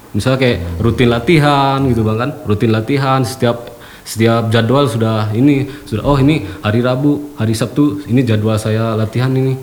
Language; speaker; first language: Indonesian; native; Indonesian